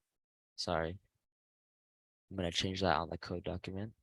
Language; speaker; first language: English; native; English